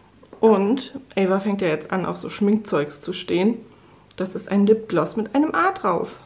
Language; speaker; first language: German; native; German